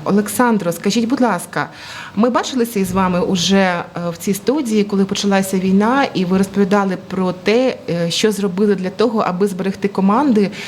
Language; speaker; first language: Ukrainian; native; Ukrainian